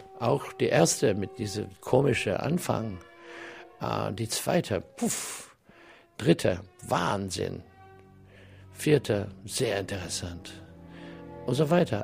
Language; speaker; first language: German; non-native, learner; English